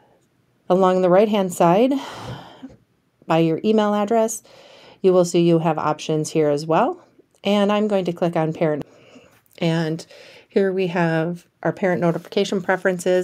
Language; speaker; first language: English; native; English